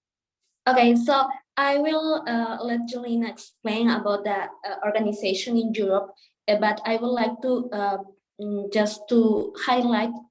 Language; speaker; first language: English; non-native, local second language; Spanish